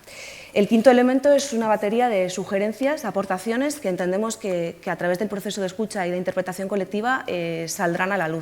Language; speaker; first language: Spanish; native; Spanish